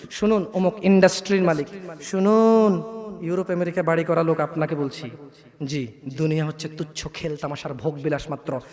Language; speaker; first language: Bangla; early bilingual, heritage; Bangla